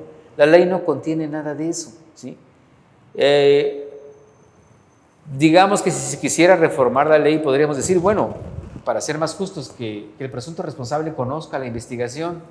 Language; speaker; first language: Spanish; native; Spanish